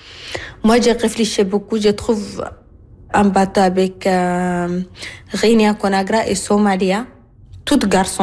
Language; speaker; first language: French; non-native, learner; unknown